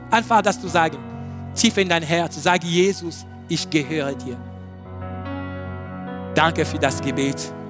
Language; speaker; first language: German; non-native, learner; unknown